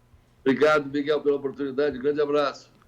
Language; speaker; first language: Portuguese; native; Portuguese